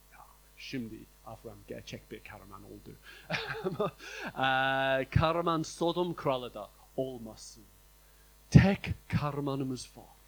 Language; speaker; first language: Turkish; non-native, fluent; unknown